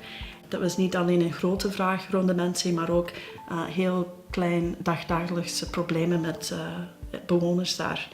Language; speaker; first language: Dutch; non-native, fluent; English